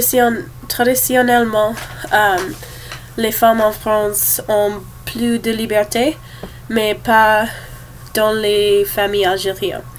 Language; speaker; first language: French; non-native, learner; English